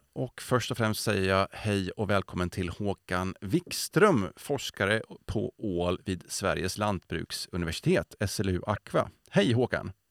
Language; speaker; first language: Swedish; native; Swedish